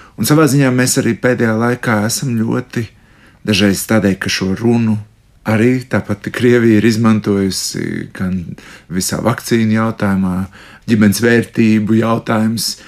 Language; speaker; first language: Latvian; native; Latvian